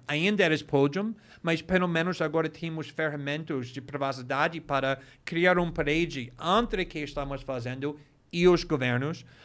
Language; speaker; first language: Portuguese; non-native, fluent; English